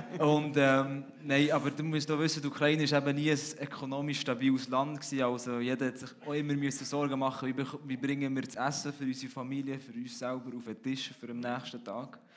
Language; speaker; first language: German; native; German